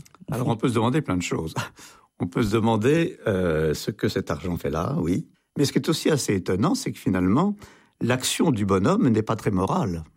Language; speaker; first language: French; native; French